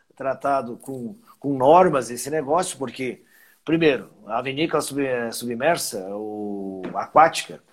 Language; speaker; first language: Portuguese; native; Portuguese